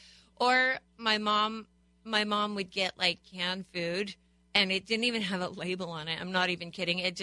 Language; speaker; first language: English; native; English